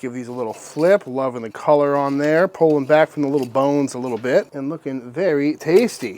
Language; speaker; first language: English; native; English